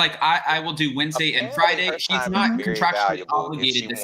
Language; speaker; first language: English; native; English